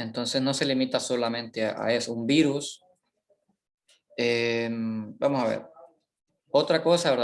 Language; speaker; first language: Spanish; native; Spanish